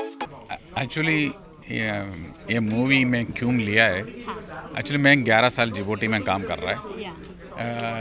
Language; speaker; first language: Hindi; non-native, local second language; Malayalam